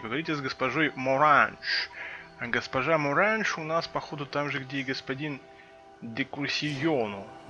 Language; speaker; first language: Russian; native; Russian